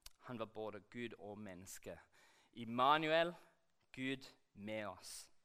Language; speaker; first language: Norwegian; non-native, fluent; English